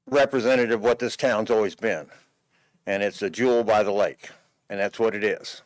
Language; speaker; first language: English; native; English